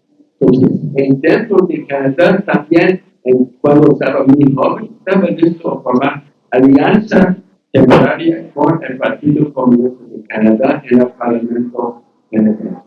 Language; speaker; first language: Spanish; non-native, learner; English